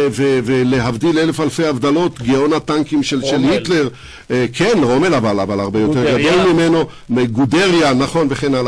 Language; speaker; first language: Hebrew; native; Hebrew